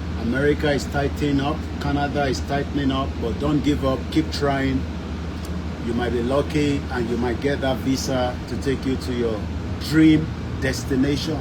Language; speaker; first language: English; non-native, local second language; Yoruba